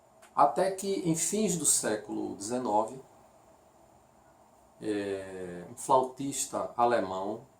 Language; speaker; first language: Portuguese; native; Portuguese